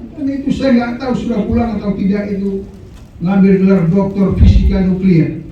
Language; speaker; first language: Indonesian; native; Indonesian